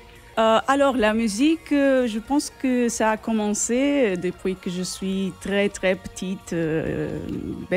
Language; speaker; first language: French; non-native, fluent; Portuguese